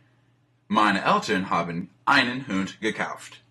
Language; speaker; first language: German; non-native, learner; English